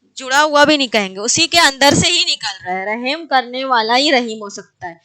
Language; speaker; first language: Urdu; native; Urdu